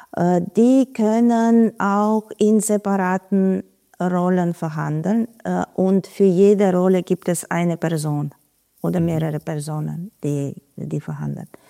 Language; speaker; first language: German; non-native, fluent; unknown